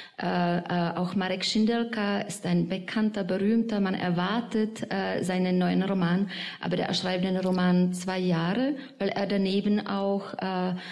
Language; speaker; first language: German; non-native, fluent; Czech